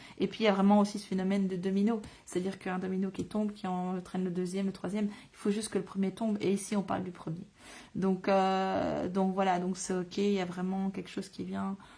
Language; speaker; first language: French; native; French